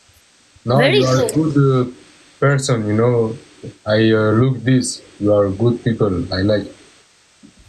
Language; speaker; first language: English; non-native, learner; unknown